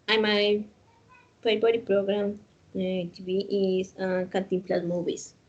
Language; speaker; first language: English; non-native, learner; Spanish